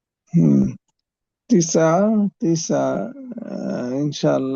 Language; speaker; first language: Arabic; non-native, learner; Bangla